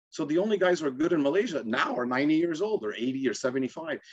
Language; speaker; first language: English; native; English